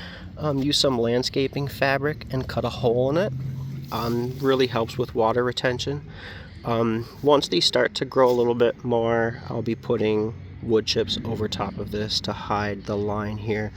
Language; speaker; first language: English; native; English